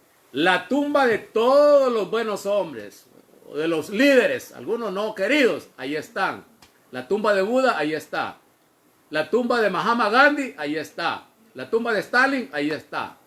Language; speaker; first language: Spanish; native; Spanish